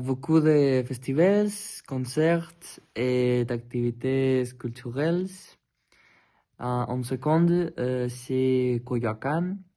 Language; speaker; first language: French; non-native, learner; Spanish